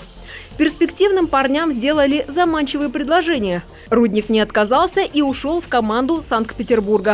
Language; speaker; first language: Russian; native; Russian